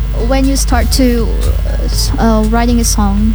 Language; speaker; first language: English; non-native, learner; Indonesian